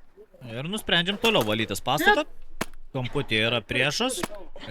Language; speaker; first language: Lithuanian; native; Lithuanian